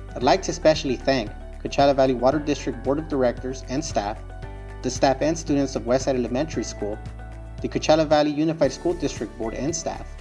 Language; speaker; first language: English; native; English